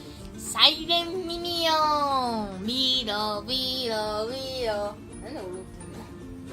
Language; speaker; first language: Japanese; early bilingual, heritage; Japanese